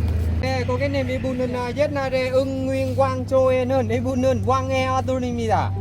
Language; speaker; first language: Korean; non-native, fluent; Vietnamese